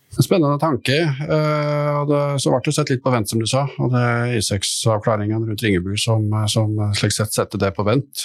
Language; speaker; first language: Norwegian; native; Norwegian